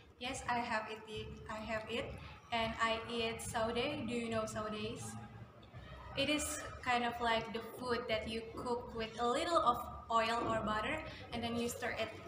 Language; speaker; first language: English; non-native, learner; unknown